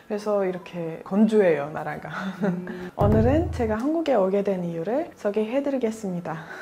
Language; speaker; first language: Korean; non-native, fluent; Russian